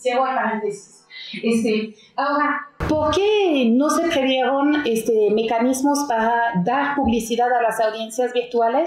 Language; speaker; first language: Spanish; native; Spanish